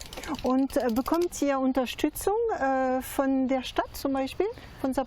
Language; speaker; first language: German; non-native, fluent; French